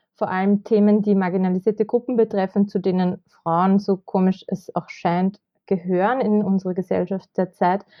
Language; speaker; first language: German; native; German